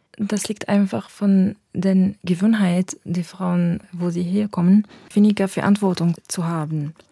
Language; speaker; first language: German; non-native, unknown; Arabic